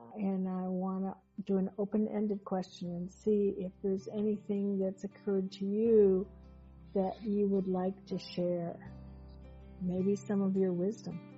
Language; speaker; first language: English; native; English